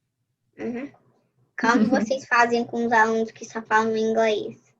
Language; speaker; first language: Portuguese; early bilingual, heritage; Portuguese